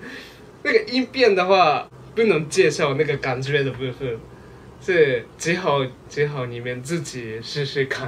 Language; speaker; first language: Chinese; non-native, fluent; Japanese